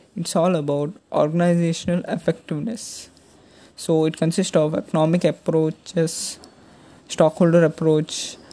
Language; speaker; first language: English; non-native, local second language; Telugu